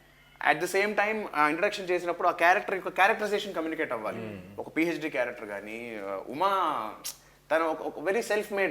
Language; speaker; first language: Telugu; native; Telugu